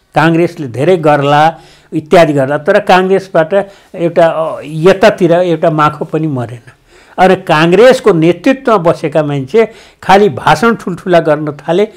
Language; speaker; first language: Nepali; native; Nepali